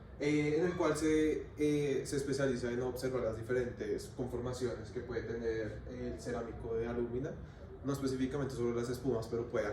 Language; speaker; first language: Spanish; native; Spanish